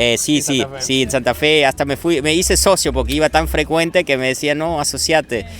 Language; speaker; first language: Spanish; early bilingual, heritage; Spanish